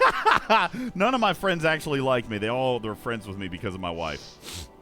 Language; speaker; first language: English; native; English